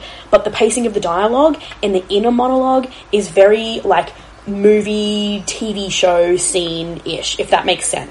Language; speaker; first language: English; native; English